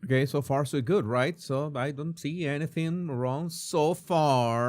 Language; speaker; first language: English; non-native, fluent; Spanish